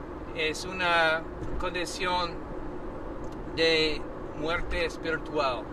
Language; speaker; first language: Spanish; non-native, learner; English